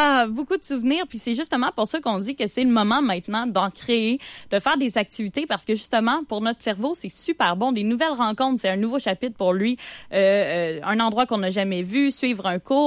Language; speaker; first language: French; native; French